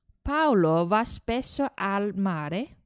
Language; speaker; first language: Italian; non-native, fluent; Chinese